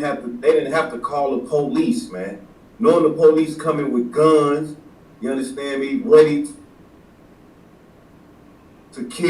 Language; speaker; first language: English; native; English